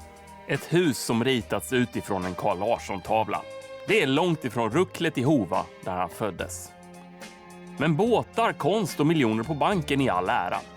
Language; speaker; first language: Swedish; native; Swedish